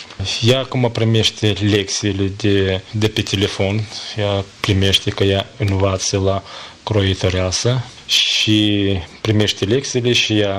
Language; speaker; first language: Romanian; non-native, learner; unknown